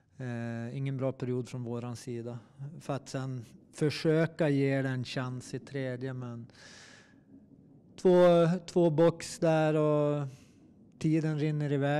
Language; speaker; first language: Swedish; native; Swedish